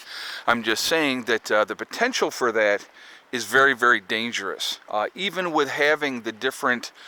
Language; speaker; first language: English; native; English